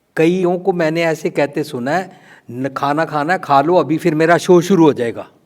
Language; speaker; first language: Hindi; non-native, local second language; Punjabi